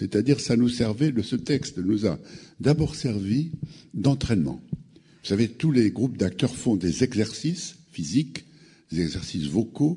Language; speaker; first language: French; native; French